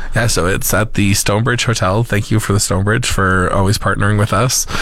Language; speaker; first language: English; native; English